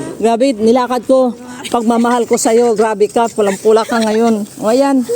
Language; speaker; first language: Filipino; non-native, local second language; Cebuano